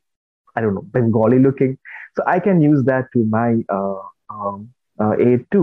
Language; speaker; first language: English; non-native, local second language; Nepali